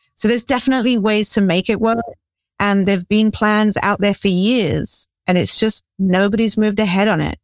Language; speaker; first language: English; native; English